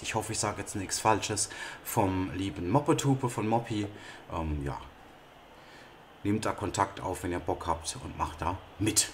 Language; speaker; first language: German; native; German